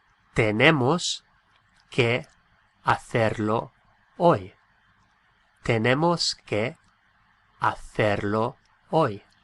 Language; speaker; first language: Spanish; non-native, fluent; English